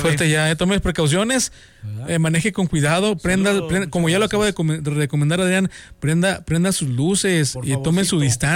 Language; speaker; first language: Spanish; native; Spanish